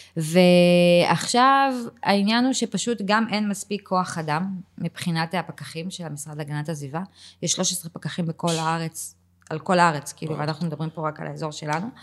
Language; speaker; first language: Hebrew; native; Hebrew